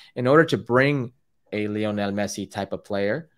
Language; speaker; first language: English; early bilingual, other home language; Spanish